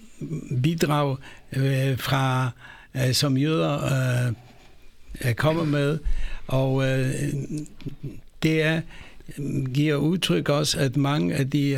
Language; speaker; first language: Danish; non-native, fluent; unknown